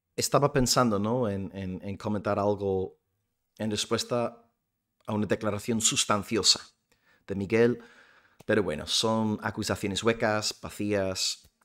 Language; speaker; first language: Spanish; non-native, fluent; English